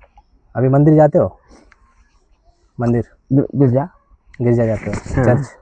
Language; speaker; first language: Hindi; non-native, local second language; Telugu